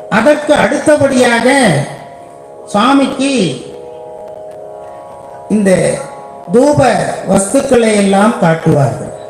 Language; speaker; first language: Tamil; native; Tamil